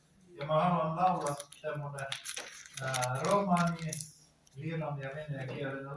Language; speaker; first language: Finnish; non-native, learner; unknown